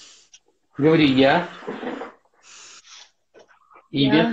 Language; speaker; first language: Russian; native; Russian